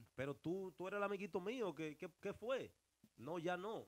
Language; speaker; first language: Spanish; early bilingual, heritage; Spanish